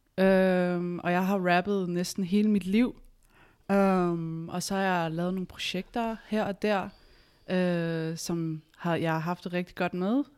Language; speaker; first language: Danish; early bilingual, other home language; Spanish